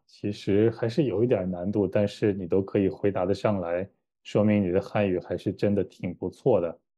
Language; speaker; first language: Chinese; native; Chinese